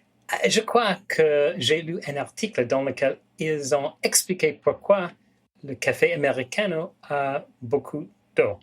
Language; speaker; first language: French; non-native, fluent; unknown